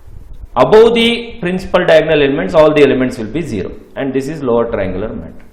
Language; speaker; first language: English; non-native, local second language; Kannada